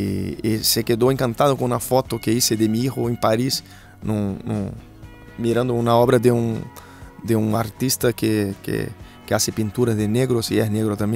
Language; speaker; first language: Spanish; non-native, fluent; Portuguese